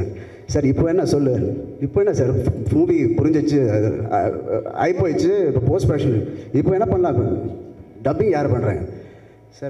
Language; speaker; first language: Tamil; non-native, local second language; Telugu